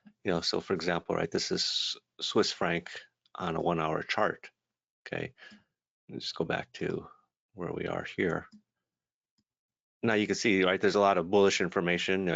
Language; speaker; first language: English; native; English